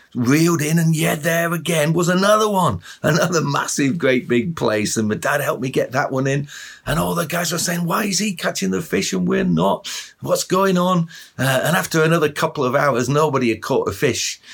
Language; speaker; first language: English; native; English